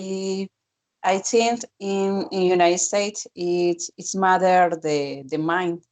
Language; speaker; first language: English; non-native, learner; Spanish